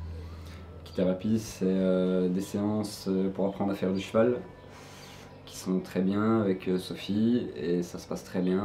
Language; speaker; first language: French; native; French